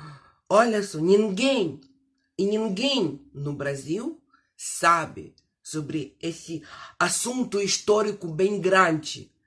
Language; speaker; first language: Portuguese; non-native, fluent; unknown